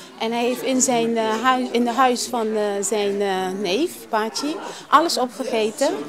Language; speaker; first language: Dutch; non-native, local second language; Papiamento